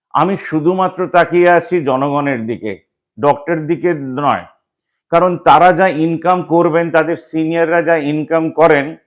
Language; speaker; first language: Bangla; native; Bangla